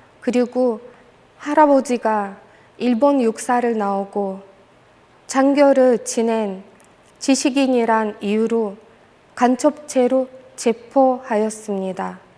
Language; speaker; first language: Korean; non-native, fluent; Russian